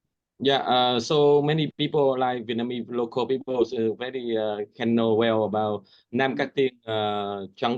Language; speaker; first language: English; non-native, learner; Vietnamese